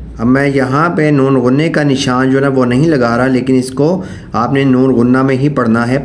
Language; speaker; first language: Urdu; non-native, local second language; Punjabi